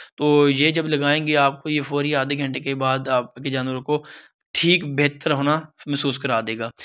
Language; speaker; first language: Urdu; non-native, local second language; Punjabi